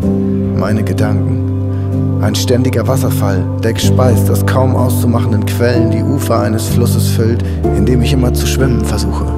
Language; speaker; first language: German; native; German